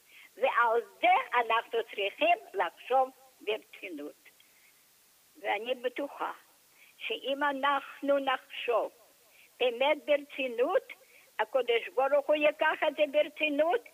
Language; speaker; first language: Hebrew; non-native, fluent; English